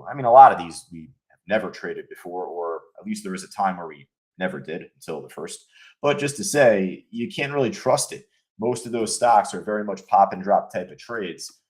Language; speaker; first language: English; native; English